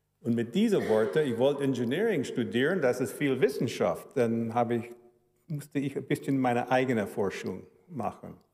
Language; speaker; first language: German; early bilingual, heritage; German